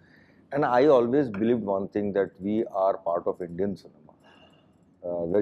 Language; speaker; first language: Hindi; non-native, local second language; Bangla